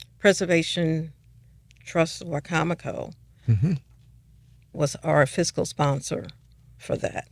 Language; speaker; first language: English; native; English